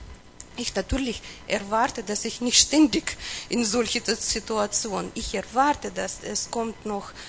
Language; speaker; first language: German; non-native, learner; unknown